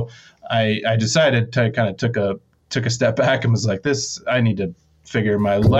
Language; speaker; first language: English; native; English